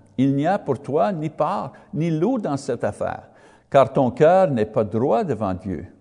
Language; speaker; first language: French; non-native, learner; English